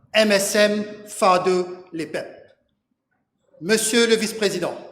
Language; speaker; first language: French; non-native, local second language; Morisyen